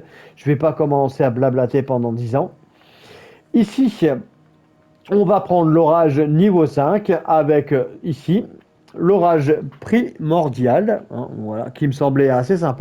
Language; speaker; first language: French; native; French